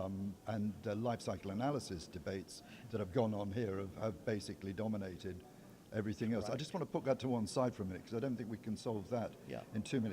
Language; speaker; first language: English; native; English